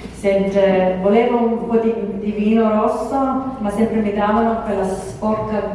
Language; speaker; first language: Italian; early bilingual, heritage; Italian